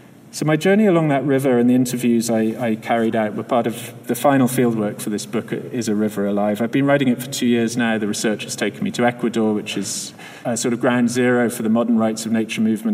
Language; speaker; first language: English; native; English